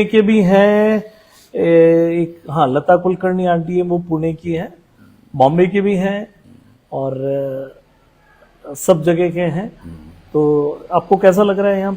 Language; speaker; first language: Hindi; native; Hindi